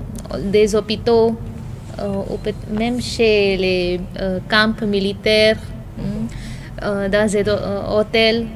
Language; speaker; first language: French; non-native, fluent; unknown